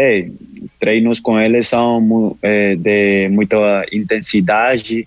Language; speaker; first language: Portuguese; non-native, local second language; Spanish